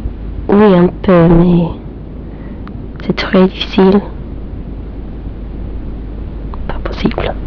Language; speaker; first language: French; non-native, learner; English